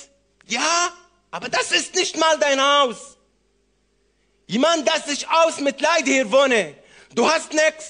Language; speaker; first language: German; non-native, learner; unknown